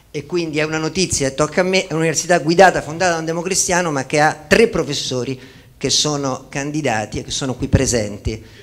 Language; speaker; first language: Italian; native; Italian